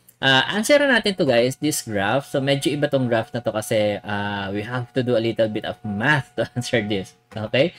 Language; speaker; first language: English; non-native, local second language; Filipino